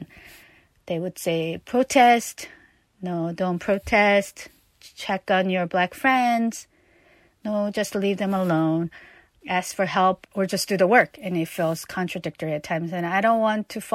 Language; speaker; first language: English; non-native, fluent; Korean